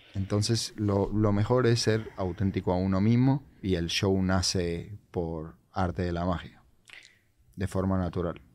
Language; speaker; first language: Spanish; non-native, fluent; Georgian